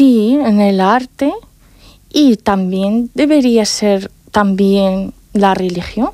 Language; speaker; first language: Spanish; non-native, fluent; Arabic